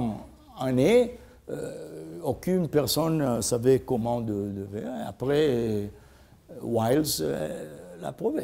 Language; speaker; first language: French; non-native, learner; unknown